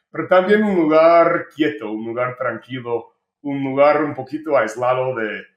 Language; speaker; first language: Spanish; non-native, fluent; English